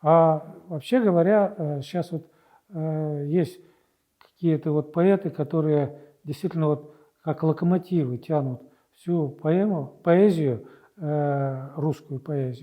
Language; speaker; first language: Russian; native; Russian